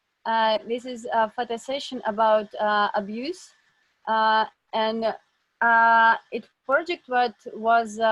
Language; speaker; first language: English; non-native, learner; Russian